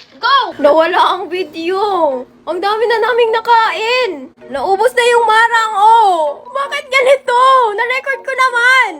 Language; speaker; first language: Filipino; non-native, local second language; Cebuano